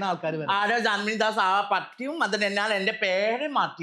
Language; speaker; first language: Malayalam; non-native, learner; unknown